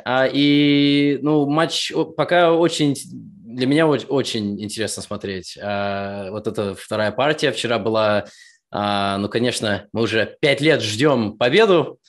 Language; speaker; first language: Russian; early bilingual, heritage; Russian